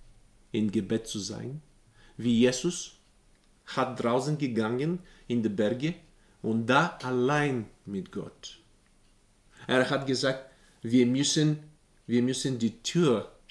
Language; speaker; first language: German; non-native, learner; Bulgarian